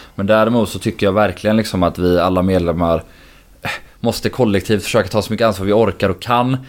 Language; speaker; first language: Swedish; native; Swedish